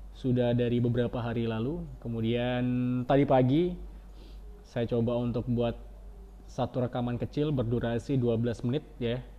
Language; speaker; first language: Indonesian; native; Indonesian